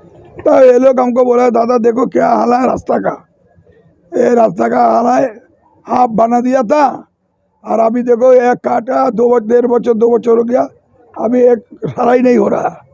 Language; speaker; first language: Hindi; non-native, local second language; Bangla